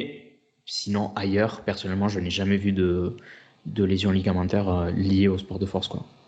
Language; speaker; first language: French; native; French